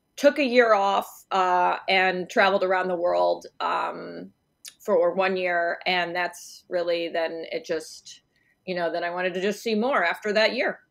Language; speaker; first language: English; native; English